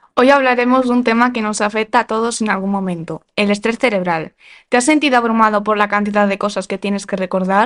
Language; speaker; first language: Spanish; native; Spanish